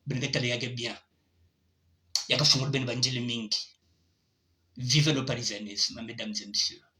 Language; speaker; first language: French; non-native, local second language; Lingala